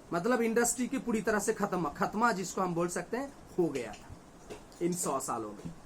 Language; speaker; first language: Hindi; non-native, local second language; Bangla